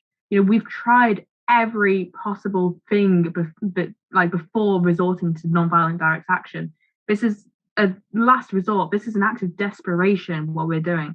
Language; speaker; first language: English; native; English